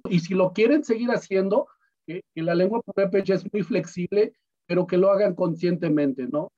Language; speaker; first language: Spanish; non-native, local second language; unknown